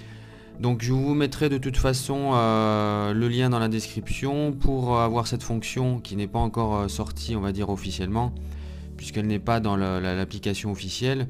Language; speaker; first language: French; native; French